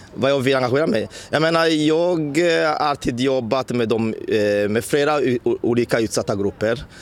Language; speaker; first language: Swedish; non-native, fluent; Rundi